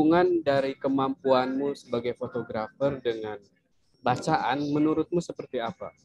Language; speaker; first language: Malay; non-native, local second language; Sundanese